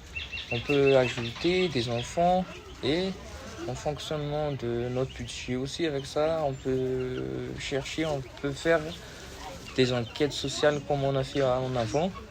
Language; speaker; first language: French; non-native, local second language; Malagasy